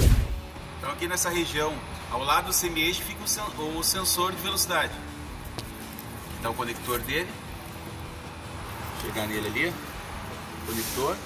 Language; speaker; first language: Portuguese; native; Portuguese